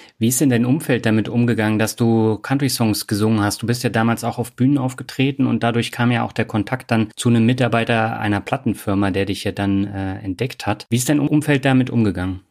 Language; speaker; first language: German; native; German